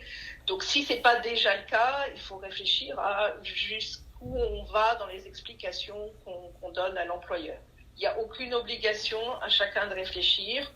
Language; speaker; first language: French; native; French